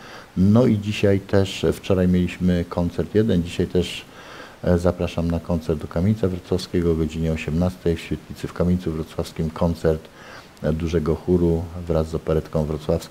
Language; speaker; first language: Polish; native; Polish